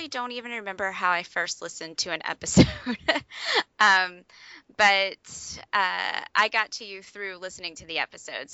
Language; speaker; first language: English; native; English